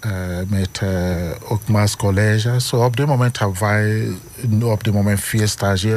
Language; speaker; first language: Dutch; non-native, learner; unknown